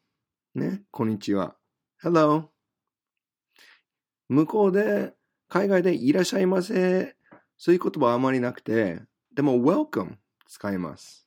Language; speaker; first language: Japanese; non-native, fluent; English